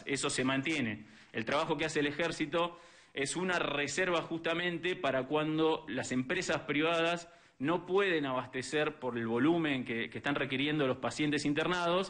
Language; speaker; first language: Spanish; native; Spanish